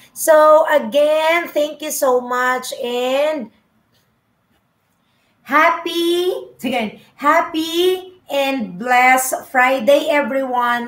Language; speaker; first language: English; non-native, local second language; Filipino